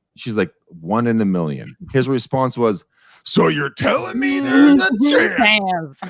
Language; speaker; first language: English; native; English